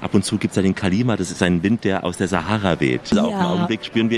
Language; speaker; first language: German; native; German